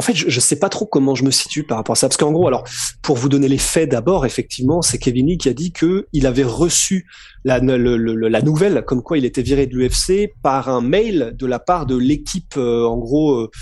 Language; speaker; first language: French; native; French